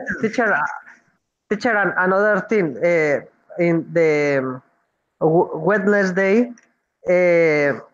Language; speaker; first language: English; non-native, learner; Spanish